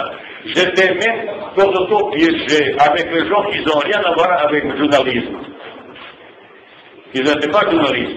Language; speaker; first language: French; non-native, fluent; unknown